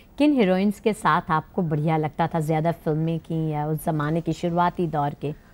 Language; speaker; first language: Hindi; native; Hindi